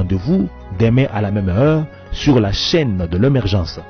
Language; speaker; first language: French; native; French